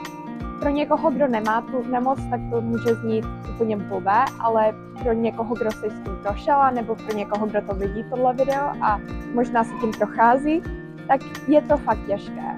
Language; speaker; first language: Czech; early bilingual, heritage; Czech